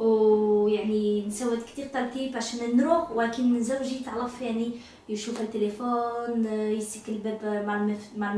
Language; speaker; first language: Arabic; non-native, learner; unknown